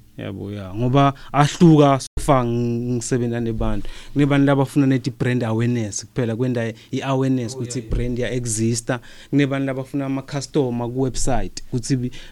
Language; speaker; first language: Zulu; non-native, local second language; Swati